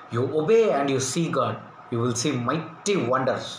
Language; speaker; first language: English; non-native, local second language; Telugu